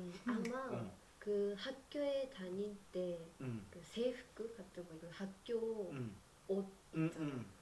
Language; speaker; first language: Korean; non-native, learner; Japanese